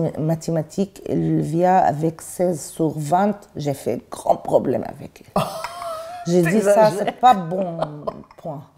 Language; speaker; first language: French; non-native, learner; Arabic